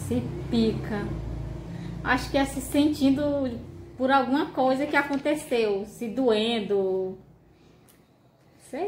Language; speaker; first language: Portuguese; native; Portuguese